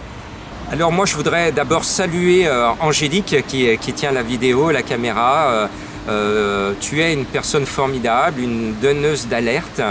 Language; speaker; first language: French; native; French